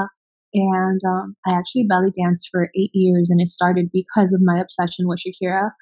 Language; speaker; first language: English; early bilingual, other home language; Spanish